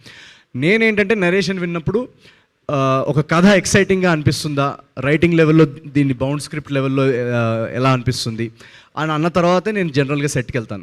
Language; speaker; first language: Telugu; native; Telugu